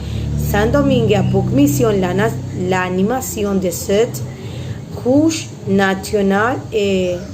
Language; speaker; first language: French; non-native, learner; Spanish